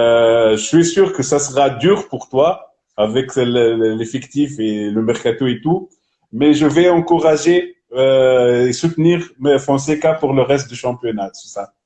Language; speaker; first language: French; non-native, local second language; Arabic